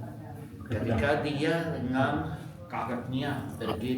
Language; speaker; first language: Indonesian; non-native, fluent; Arabic